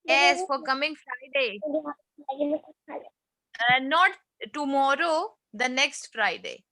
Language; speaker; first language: English; non-native, fluent; Urdu